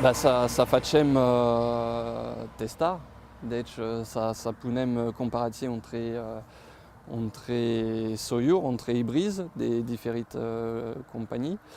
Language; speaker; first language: Romanian; non-native, fluent; French